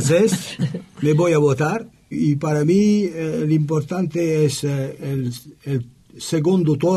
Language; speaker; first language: Spanish; non-native, learner; French